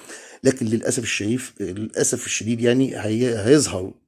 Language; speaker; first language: Arabic; native; Arabic